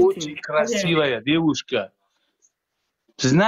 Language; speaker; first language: Russian; non-native, learner; Uzbek